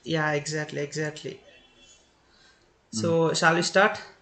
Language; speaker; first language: English; non-native, local second language; Telugu